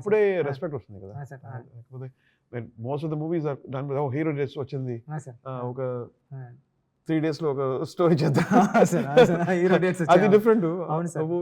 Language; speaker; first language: Telugu; non-native, learner; Tamil